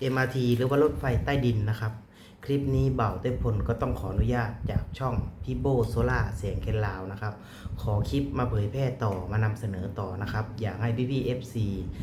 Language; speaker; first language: Thai; native; Thai